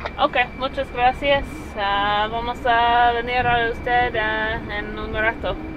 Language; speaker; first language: Spanish; non-native, learner; English